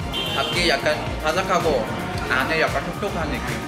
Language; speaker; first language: Korean; non-native, fluent; Vietnamese